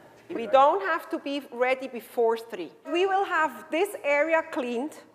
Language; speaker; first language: English; non-native, fluent; German